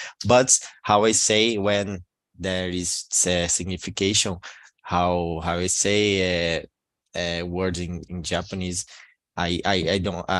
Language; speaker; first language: English; non-native, learner; Portuguese